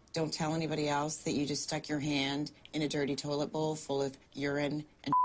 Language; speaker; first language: English; native; English